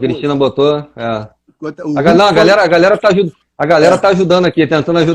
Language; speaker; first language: Portuguese; native; Portuguese